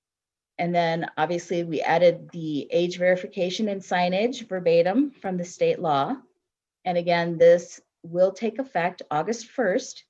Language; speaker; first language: English; native; English